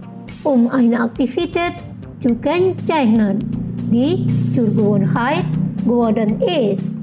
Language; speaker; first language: German; non-native, fluent; Indonesian